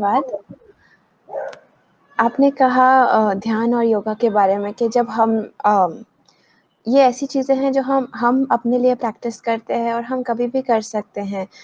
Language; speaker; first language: Hindi; native; Hindi